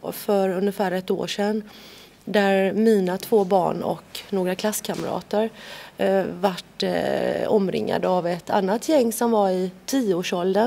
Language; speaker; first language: Swedish; native; Swedish